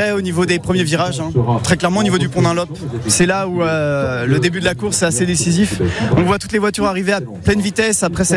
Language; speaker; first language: French; native; French